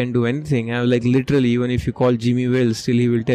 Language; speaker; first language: English; non-native, local second language; Marathi